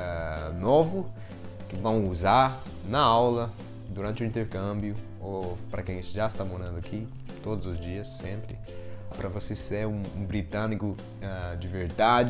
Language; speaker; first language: Portuguese; non-native, fluent; English